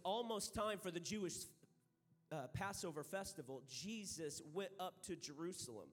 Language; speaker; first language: English; native; English